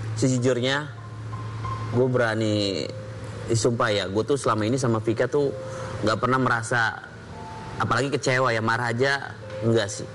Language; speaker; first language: Indonesian; native; Indonesian